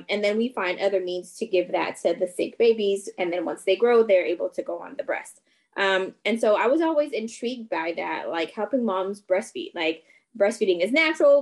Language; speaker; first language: English; non-native, fluent; French